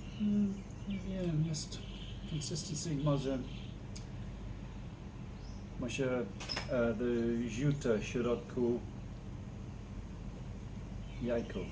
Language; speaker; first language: Polish; non-native, learner; English